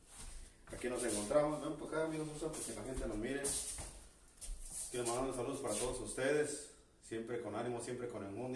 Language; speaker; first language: Spanish; native; Spanish